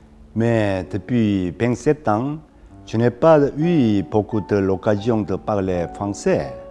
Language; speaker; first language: French; non-native, fluent; Korean